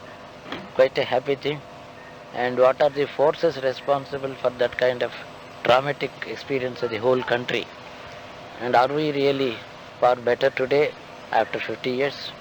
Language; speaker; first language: English; non-native, local second language; Telugu